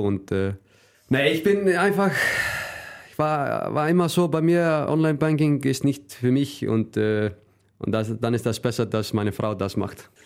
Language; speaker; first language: German; non-native, fluent; Icelandic